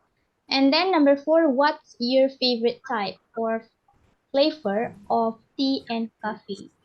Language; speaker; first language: English; non-native, fluent; Indonesian